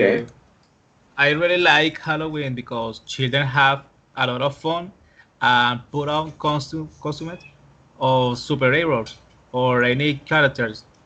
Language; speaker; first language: English; non-native, learner; Spanish